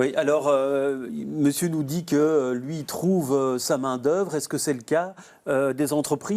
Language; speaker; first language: French; native; French